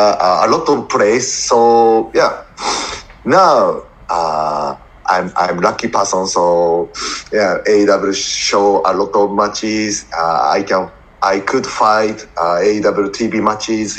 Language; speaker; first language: English; non-native, learner; Japanese